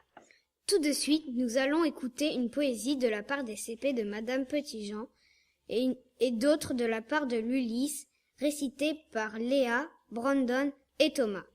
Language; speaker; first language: French; native; French